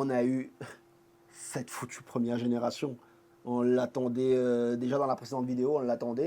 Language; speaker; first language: French; native; French